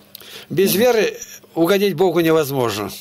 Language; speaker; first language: Russian; native; Russian